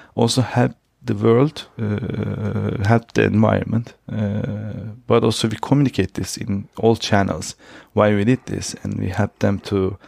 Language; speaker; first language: English; non-native, fluent; Turkish